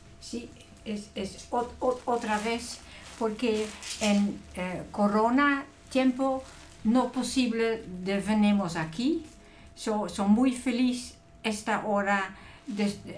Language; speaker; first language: Spanish; non-native, learner; Dutch